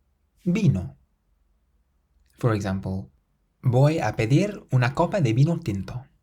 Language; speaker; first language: Spanish; non-native, fluent; English